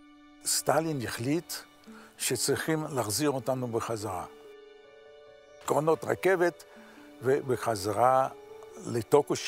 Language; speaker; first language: Hebrew; non-native, fluent; Yiddish